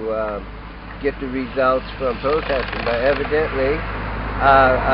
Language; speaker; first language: English; native; English